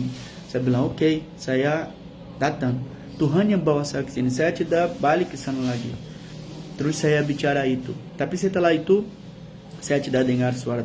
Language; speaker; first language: Indonesian; non-native, fluent; Portuguese